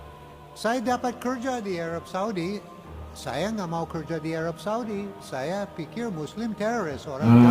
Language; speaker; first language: Indonesian; non-native, learner; English